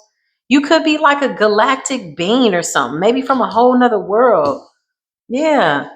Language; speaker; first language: English; native; English